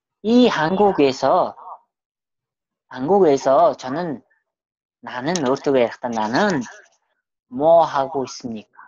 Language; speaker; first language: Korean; non-native, fluent; Mongolian